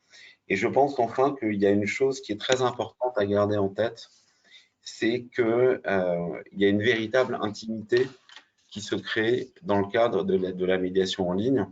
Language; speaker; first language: French; native; French